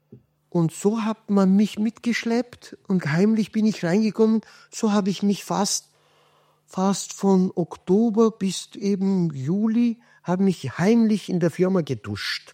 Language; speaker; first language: German; non-native, fluent; Kurdish